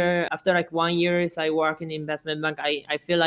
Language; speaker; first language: English; non-native, fluent; Japanese